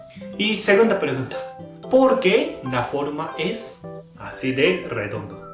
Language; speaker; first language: Spanish; non-native, learner; Japanese